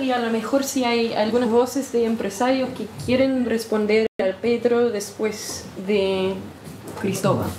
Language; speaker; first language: Spanish; non-native, fluent; English